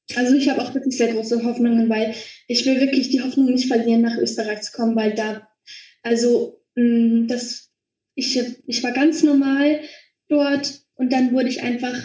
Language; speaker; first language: German; native; German